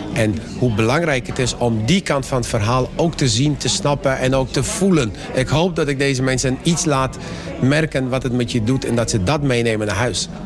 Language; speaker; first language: Dutch; early bilingual, other home language; Persian